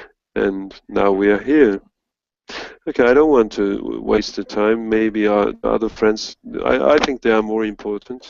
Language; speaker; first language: English; non-native, fluent; Turkish